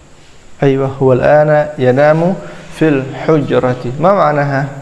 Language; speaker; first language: Arabic; non-native, fluent; Indonesian